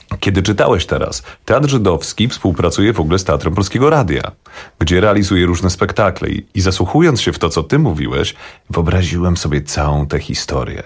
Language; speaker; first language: Polish; native; Polish